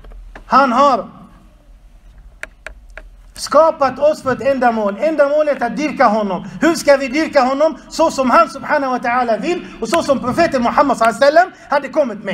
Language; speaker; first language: Swedish; non-native, fluent; Arabic